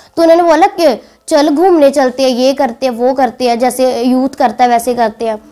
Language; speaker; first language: Hindi; native; Hindi